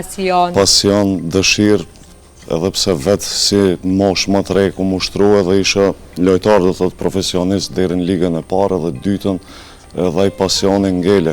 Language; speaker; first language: Albanian; native; Albanian